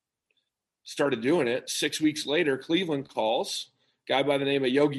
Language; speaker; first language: English; native; English